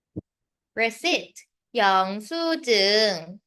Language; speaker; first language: Filipino; native; Filipino